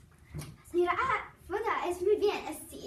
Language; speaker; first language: Spanish; non-native, learner; English